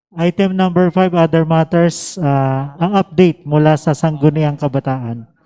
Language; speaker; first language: Filipino; native; Filipino